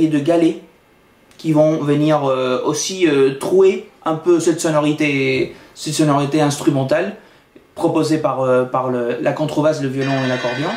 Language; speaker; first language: French; non-native, fluent; Spanish